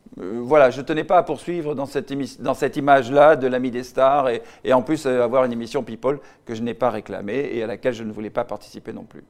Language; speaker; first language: French; native; French